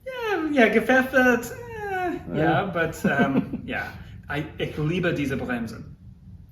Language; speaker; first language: German; non-native, learner; English